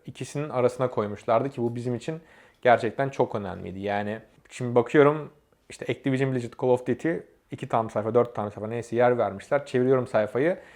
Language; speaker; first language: Turkish; native; Turkish